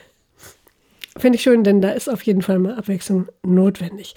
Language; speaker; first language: German; native; German